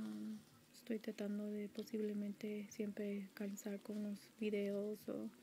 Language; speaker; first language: Spanish; early bilingual, heritage; Spanish